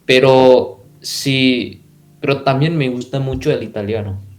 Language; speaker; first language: Spanish; non-native, fluent; Indonesian